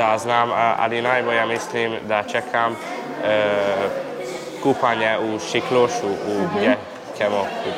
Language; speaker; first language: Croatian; early bilingual, heritage; Croatian